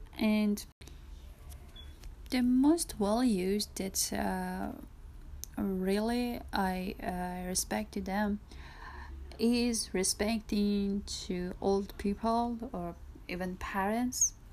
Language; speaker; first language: English; non-native, learner; Persian